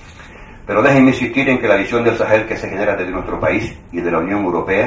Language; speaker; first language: Spanish; native; Spanish